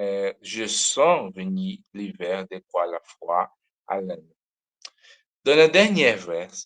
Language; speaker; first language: French; non-native, learner; Portuguese